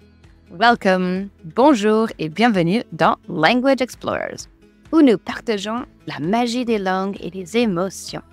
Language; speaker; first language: French; non-native, fluent; English